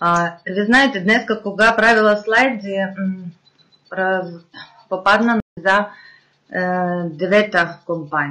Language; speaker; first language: Bulgarian; non-native, fluent; Russian